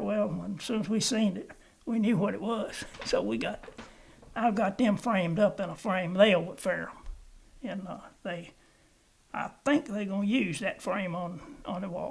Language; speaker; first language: English; native; English